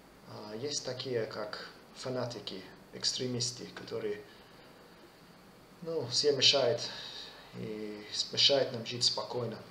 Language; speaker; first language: Russian; non-native, fluent; English